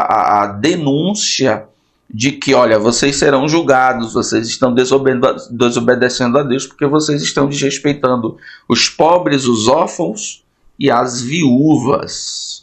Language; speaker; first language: Portuguese; native; Portuguese